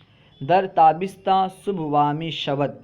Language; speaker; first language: Persian; non-native, fluent; Urdu